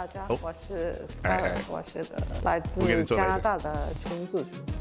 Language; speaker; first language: Chinese; non-native, learner; English